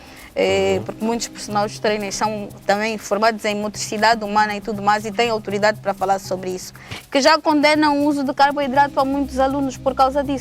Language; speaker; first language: Portuguese; native; Portuguese